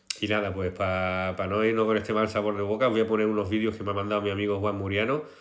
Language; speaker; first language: Spanish; native; Spanish